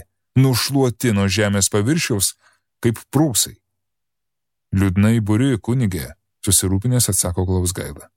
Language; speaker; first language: Lithuanian; native; Lithuanian